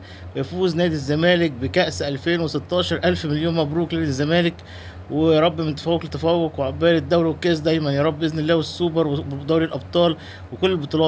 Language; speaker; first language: Arabic; native; Arabic